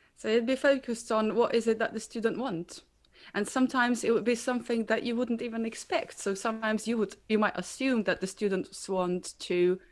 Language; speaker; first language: English; non-native, fluent; Slovenian